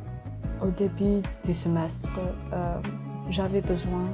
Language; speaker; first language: French; non-native, learner; English